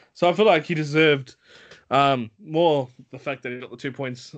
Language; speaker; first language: English; native; English